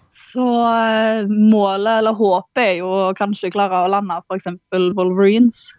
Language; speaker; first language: Norwegian; native; Norwegian